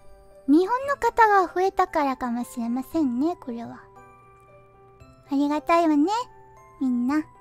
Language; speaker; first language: Japanese; non-native, fluent; Korean